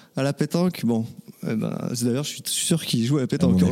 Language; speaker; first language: French; native; French